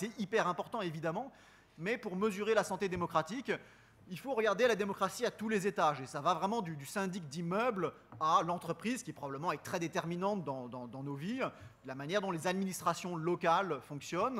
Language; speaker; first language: French; native; French